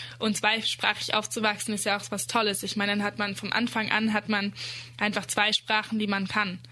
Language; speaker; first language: German; early bilingual, other home language; Dutch